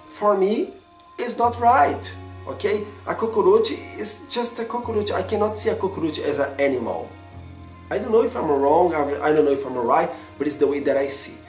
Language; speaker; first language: English; non-native, fluent; Portuguese